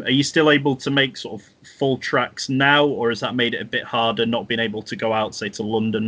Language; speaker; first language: English; native; English